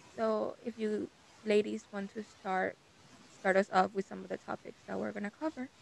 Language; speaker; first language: English; non-native, fluent; Spanish